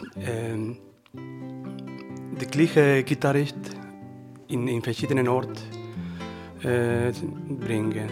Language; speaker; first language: German; non-native, learner; Spanish